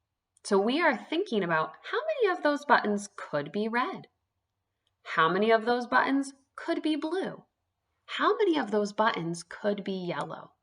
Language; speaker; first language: English; native; English